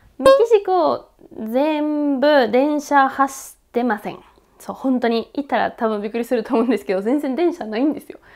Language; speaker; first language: Japanese; non-native, fluent; Spanish